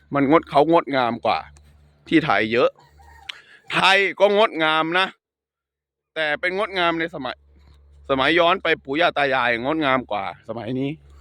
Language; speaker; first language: Thai; native; Thai